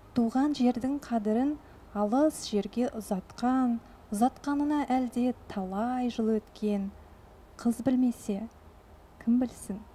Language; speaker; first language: Kazakh; non-native, local second language; Russian